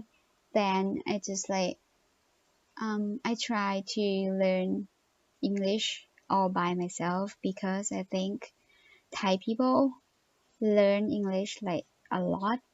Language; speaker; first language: English; non-native, learner; Thai